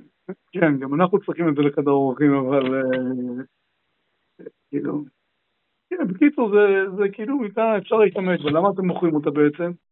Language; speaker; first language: Hebrew; native; Hebrew